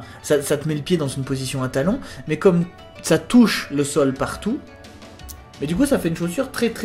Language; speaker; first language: French; native; French